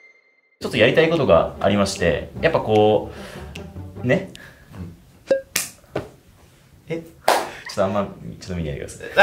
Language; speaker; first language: Japanese; native; Japanese